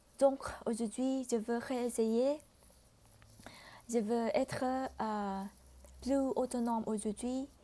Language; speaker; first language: French; non-native, learner; Vietnamese